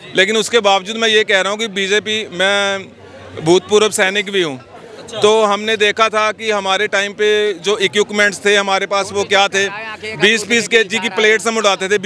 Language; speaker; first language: Hindi; native; Hindi